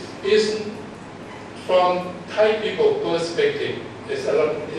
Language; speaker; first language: English; non-native, fluent; Thai